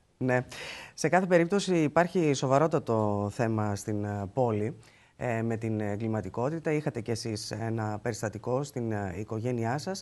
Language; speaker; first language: Greek; native; Greek